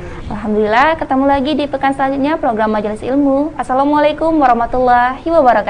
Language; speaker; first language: Indonesian; native; Indonesian